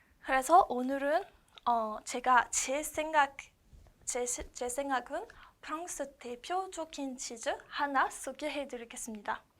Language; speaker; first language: Korean; non-native, learner; French